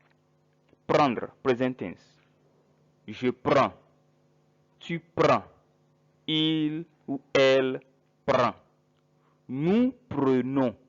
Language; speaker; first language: French; non-native, fluent; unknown